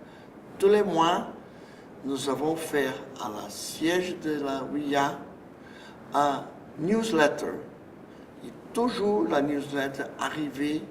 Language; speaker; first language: French; non-native, fluent; Portuguese